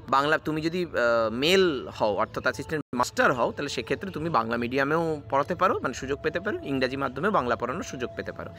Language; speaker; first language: Bangla; native; Bangla